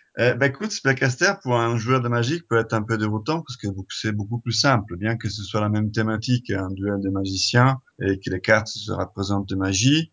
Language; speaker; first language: French; non-native, fluent; Italian